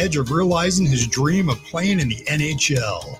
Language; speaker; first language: English; native; English